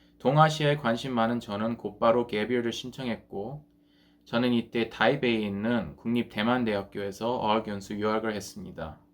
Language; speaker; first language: Korean; early bilingual, heritage; English